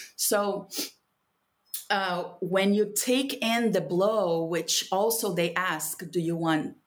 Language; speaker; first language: English; non-native, fluent; Portuguese